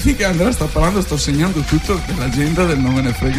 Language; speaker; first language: Italian; native; Italian